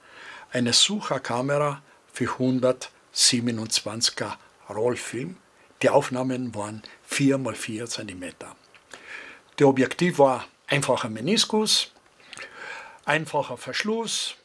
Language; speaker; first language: German; non-native, fluent; Greek